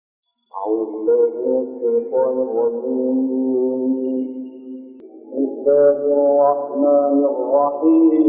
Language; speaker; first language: Arabic; native; Arabic